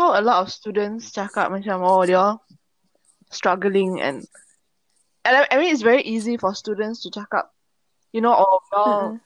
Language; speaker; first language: English; non-native, local second language; Malay